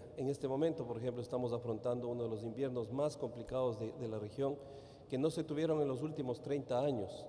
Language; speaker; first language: Spanish; native; Spanish